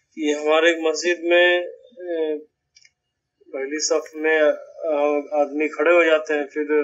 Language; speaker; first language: Hindi; native; Hindi